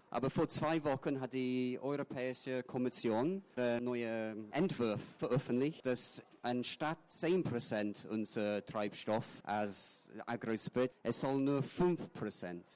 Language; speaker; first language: German; non-native, fluent; English